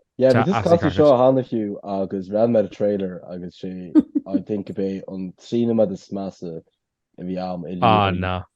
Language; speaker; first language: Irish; native; Irish